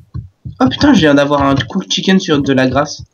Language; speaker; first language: French; native; French